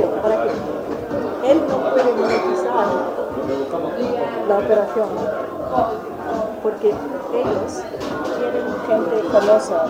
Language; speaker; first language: Spanish; non-native, fluent; German